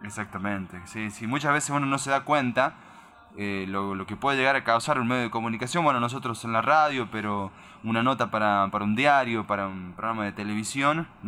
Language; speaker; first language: Spanish; native; Spanish